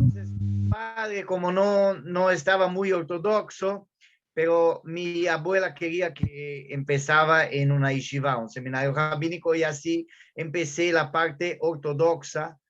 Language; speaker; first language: Spanish; non-native, learner; Portuguese